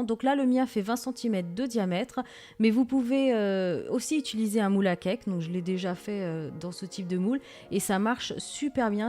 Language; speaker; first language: French; native; French